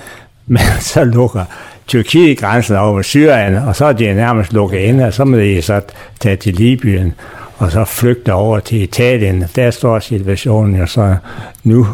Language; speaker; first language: Danish; native; Danish